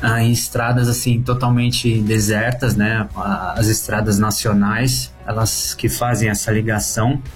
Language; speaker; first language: Portuguese; native; Portuguese